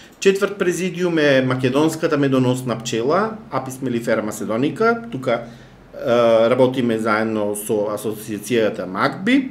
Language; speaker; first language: Macedonian; native; Macedonian